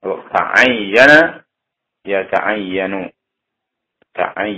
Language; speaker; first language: Arabic; non-native, fluent; Indonesian